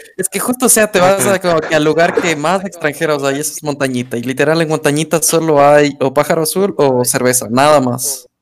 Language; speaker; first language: Spanish; native; Spanish